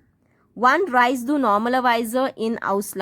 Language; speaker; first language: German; non-native, learner; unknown